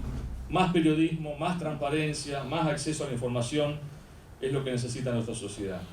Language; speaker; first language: Spanish; native; Spanish